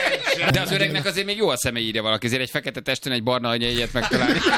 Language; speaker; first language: Hungarian; native; Hungarian